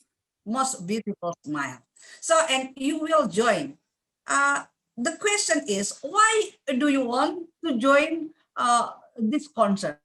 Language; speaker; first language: English; non-native, learner; Indonesian